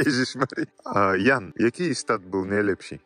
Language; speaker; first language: Czech; non-native, learner; Russian